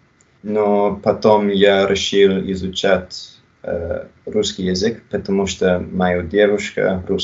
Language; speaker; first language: Russian; non-native, learner; English